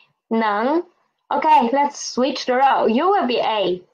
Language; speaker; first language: English; non-native, fluent; Chinese